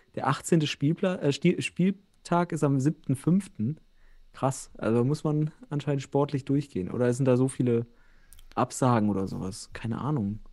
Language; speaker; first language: German; native; German